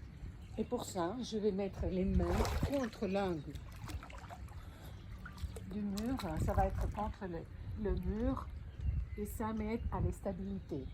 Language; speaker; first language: French; non-native, fluent; Spanish